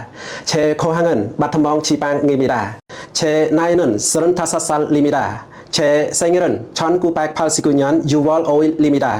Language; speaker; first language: Korean; non-native, learner; Khmer